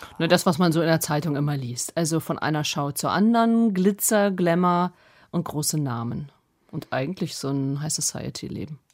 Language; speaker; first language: German; native; German